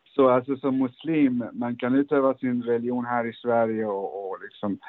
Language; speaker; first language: Swedish; early bilingual, other home language; Persian